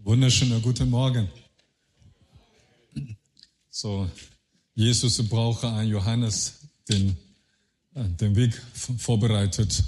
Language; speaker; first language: German; non-native, learner; Chinese